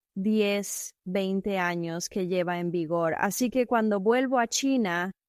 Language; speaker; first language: Spanish; non-native, fluent; Chinese